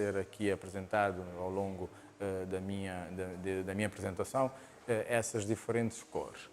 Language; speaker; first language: Portuguese; non-native, local second language; Kabuverdianu